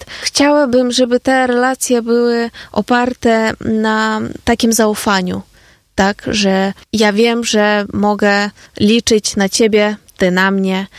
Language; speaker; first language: Polish; non-native, fluent; Ukrainian